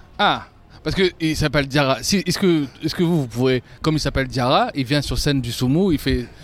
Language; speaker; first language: French; non-native, local second language; Bambara